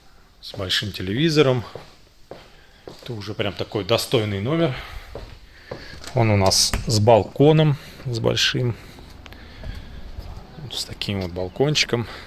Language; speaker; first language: Russian; native; Russian